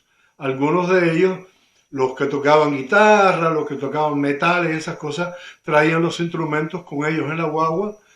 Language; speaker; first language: Spanish; native; Spanish